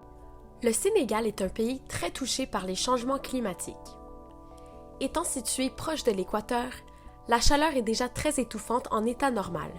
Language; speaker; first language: French; native; French